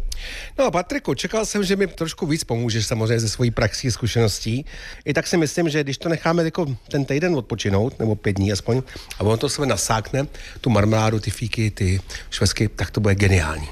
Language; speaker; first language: Czech; native; Czech